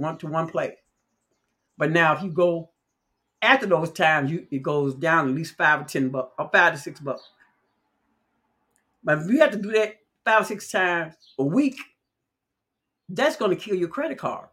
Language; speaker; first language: English; native; English